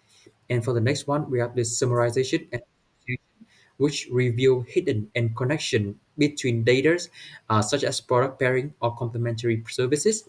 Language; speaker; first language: English; non-native, learner; Vietnamese